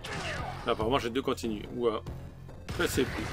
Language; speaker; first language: French; native; French